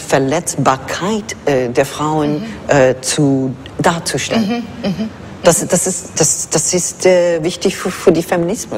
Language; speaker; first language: German; non-native, fluent; English